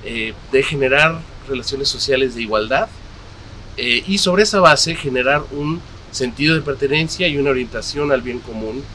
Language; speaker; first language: Spanish; native; Spanish